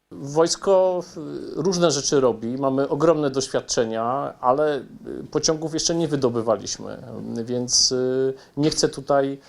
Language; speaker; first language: Polish; native; Polish